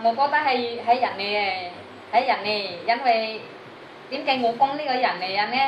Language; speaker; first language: Chinese; non-native, learner; Indonesian